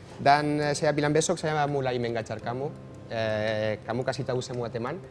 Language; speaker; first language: Indonesian; non-native, fluent; Catalan